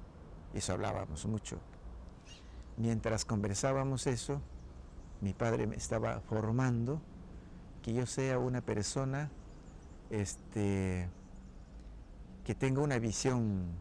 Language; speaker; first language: Spanish; non-native, local second language; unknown